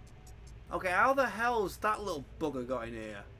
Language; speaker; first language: English; native; English